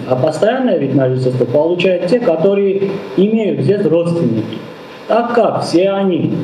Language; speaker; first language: Russian; non-native, local second language; Armenian